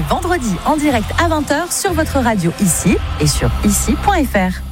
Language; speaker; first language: French; native; French